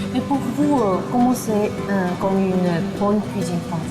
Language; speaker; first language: French; non-native, fluent; Chinese